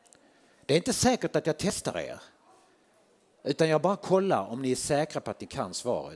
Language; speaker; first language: Swedish; native; Swedish